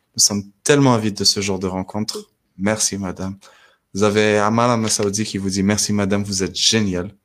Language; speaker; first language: French; non-native, local second language; Arabic